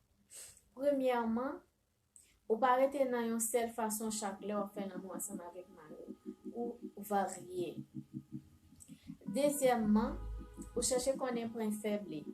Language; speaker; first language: French; non-native, learner; Haitian Creole